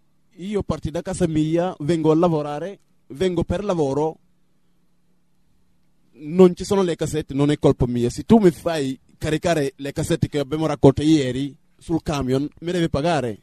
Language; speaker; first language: Italian; non-native, fluent; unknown